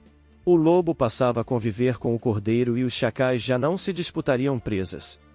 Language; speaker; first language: Portuguese; native; Portuguese